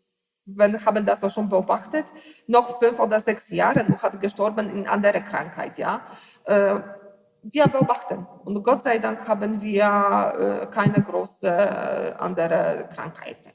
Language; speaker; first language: German; non-native, learner; Polish